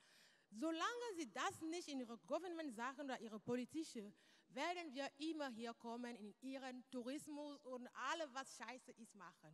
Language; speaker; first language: German; non-native, learner; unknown